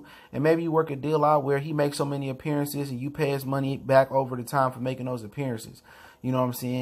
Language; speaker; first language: English; native; English